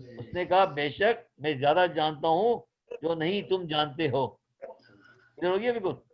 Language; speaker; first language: Urdu; native; Urdu